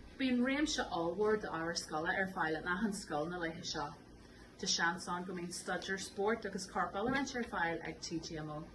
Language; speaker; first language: Irish; non-native, local second language; English